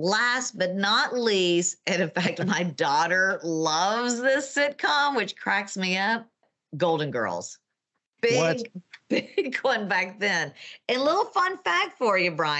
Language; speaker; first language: English; native; English